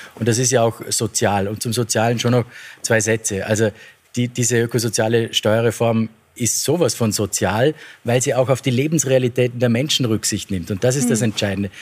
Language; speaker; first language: German; native; German